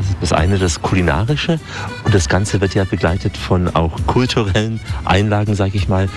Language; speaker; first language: German; native; German